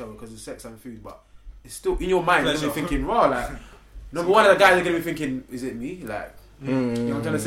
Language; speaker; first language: English; native; English